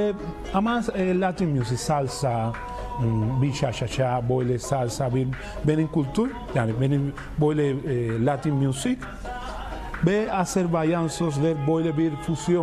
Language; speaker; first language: Turkish; non-native, learner; Spanish